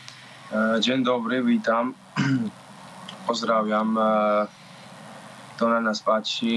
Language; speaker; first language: Polish; non-native, learner; Georgian